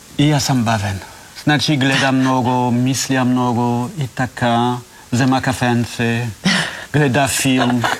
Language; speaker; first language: Bulgarian; non-native, learner; French